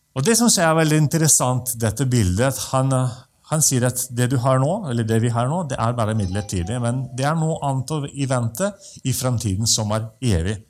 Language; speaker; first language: Norwegian; non-native, fluent; Russian